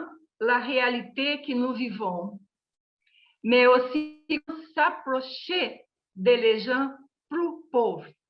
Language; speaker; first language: French; non-native, learner; Portuguese